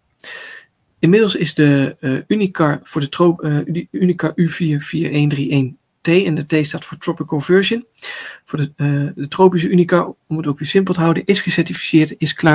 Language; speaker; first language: Dutch; native; Dutch